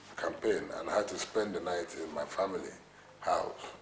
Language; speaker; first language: English; non-native, local second language; Igbo